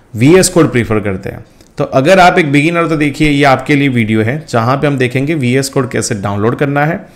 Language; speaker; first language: Hindi; non-native, local second language; Gujarati